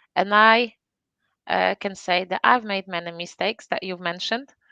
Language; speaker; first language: English; non-native, fluent; Polish